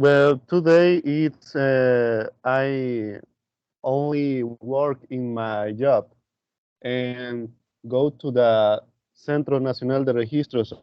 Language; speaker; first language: English; non-native, learner; Spanish